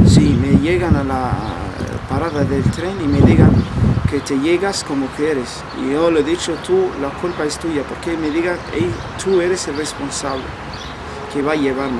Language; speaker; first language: Spanish; non-native, learner; Arabic